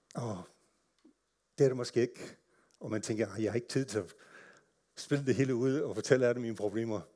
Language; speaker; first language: Danish; non-native, fluent; English